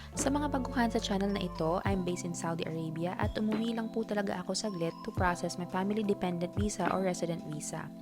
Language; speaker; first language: Filipino; native; Filipino